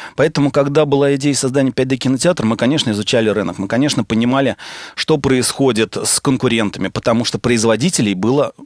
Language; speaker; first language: Russian; native; Russian